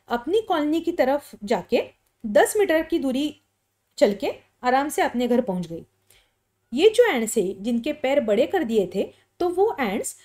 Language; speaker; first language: Hindi; non-native, local second language; Marathi